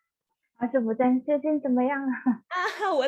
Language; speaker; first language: Chinese; non-native, learner; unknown